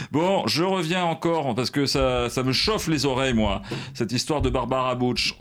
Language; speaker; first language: French; native; French